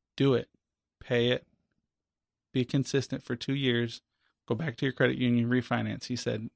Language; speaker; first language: English; native; English